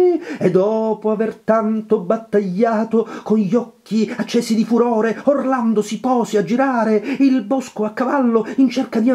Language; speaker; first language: Italian; native; Italian